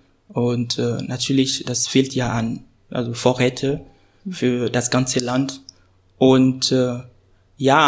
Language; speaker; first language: German; non-native, fluent; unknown